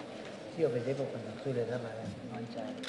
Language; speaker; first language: Italian; non-native, fluent; Spanish